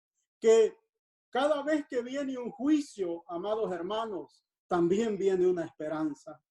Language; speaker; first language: Spanish; native; Spanish